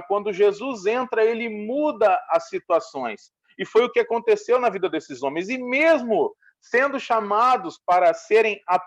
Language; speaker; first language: Portuguese; native; Portuguese